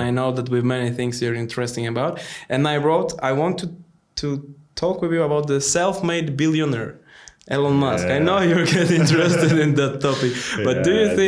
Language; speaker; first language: English; non-native, learner; Polish